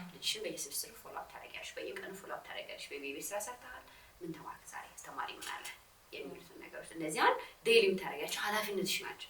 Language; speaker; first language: Amharic; non-native, local second language; Sebat Bet Gurage